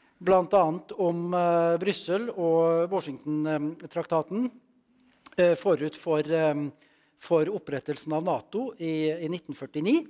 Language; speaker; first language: Norwegian; native; Norwegian